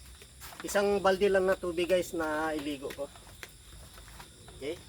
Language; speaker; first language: Filipino; non-native, local second language; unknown